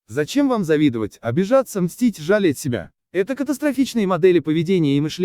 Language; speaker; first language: Russian; native; Russian